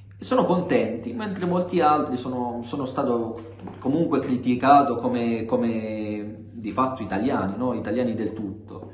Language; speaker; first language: Italian; early bilingual, other home language; Arabic